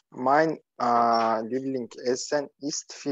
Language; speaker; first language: German; non-native, learner; Turkish